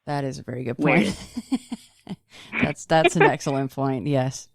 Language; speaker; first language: English; native; English